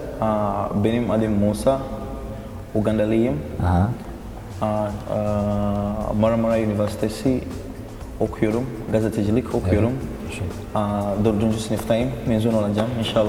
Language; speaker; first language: Turkish; non-native, learner; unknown